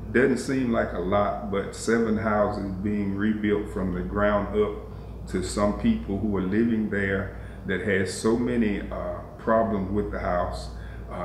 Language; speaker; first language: English; native; English